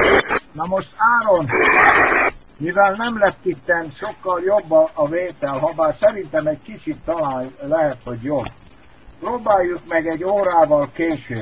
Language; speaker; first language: Hungarian; native; Hungarian